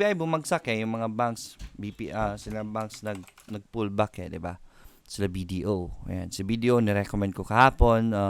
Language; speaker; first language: Filipino; native; Filipino